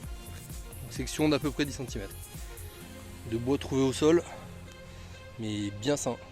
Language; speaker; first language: French; native; French